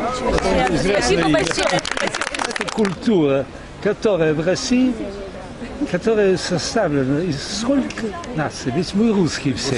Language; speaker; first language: Russian; early bilingual, heritage; Russian